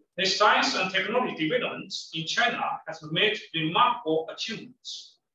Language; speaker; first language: English; non-native, fluent; Chinese